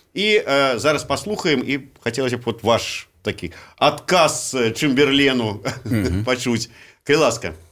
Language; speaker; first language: Belarusian; native; Belarusian